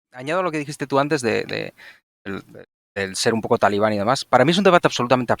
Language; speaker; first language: Spanish; native; Spanish